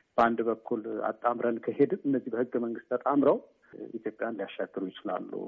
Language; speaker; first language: Amharic; native; Amharic